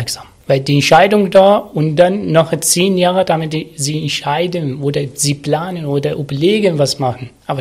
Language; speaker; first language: German; non-native, learner; Arabic